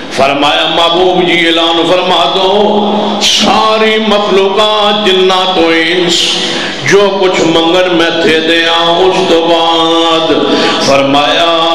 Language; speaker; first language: Urdu; non-native, local second language; Punjabi